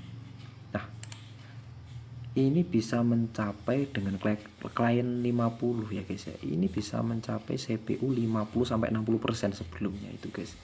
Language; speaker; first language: Indonesian; native; Indonesian